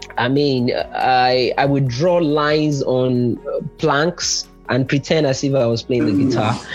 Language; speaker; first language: English; non-native, local second language; Yoruba